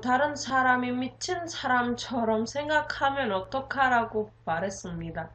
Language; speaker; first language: Korean; non-native, learner; Indonesian